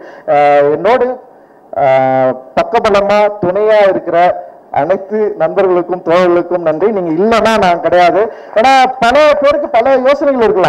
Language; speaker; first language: Tamil; native; Tamil